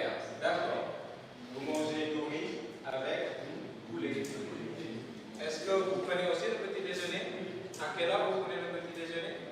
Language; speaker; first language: French; non-native, fluent; Indonesian